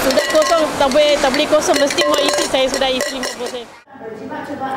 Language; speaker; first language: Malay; non-native, local second language; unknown